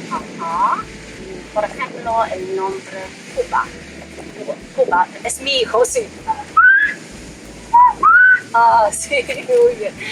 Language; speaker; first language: Spanish; non-native, fluent; Polish